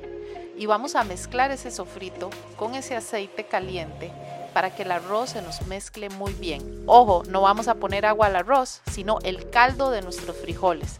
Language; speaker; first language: Spanish; native; Spanish